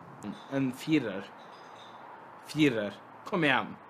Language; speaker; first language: Norwegian; native; Norwegian